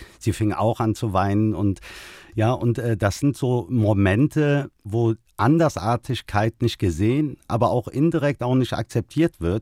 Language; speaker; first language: German; early bilingual, other home language; Turkish